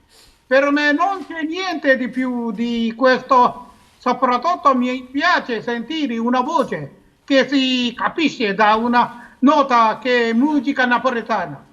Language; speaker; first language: Italian; non-native, learner; Japanese